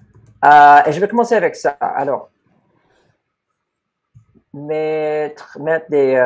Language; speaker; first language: French; non-native, fluent; English